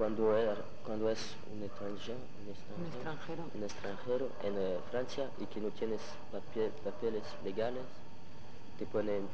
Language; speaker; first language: Spanish; non-native, learner; French